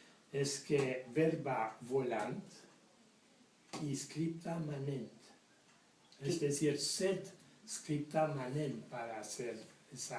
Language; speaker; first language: Spanish; non-native, fluent; French